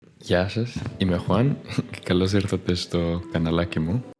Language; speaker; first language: Greek; non-native, fluent; Spanish